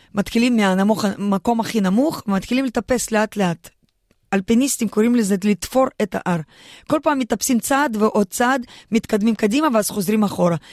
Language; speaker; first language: Hebrew; non-native, fluent; Russian